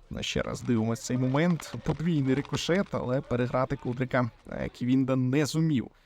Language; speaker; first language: Ukrainian; native; Ukrainian